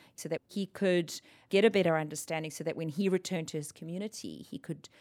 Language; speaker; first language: English; native; English